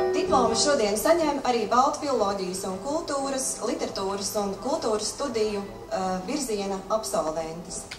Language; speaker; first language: Latvian; native; Latvian